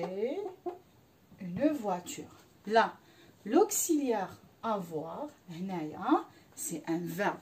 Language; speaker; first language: French; non-native, local second language; Arabic